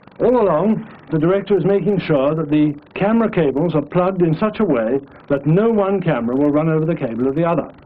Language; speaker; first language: English; native; English